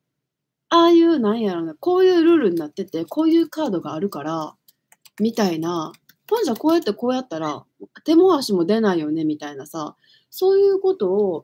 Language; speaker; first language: Japanese; native; Japanese